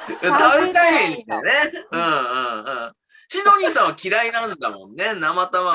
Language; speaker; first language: Japanese; native; Japanese